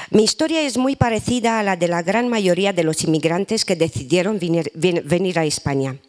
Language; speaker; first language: Spanish; non-native, fluent; Romanian